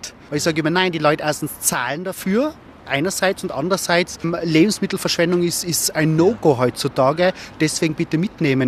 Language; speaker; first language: German; native; German